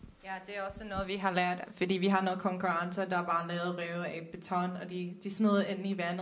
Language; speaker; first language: Danish; non-native, fluent; Dutch